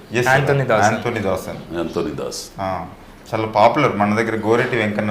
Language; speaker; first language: Telugu; native; Telugu